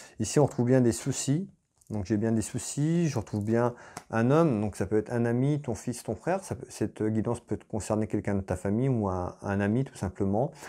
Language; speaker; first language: French; native; French